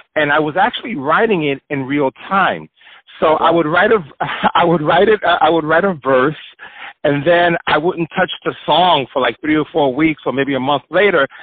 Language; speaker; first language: English; early bilingual, other home language; Spanish